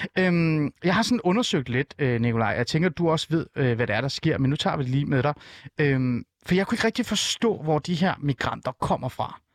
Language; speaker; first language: Danish; early bilingual, other home language; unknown